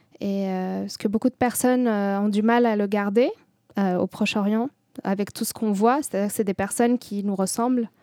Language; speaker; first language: French; non-native, local second language; Arabic